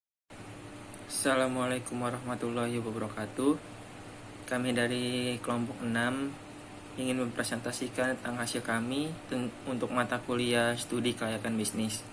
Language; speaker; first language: Indonesian; native; Indonesian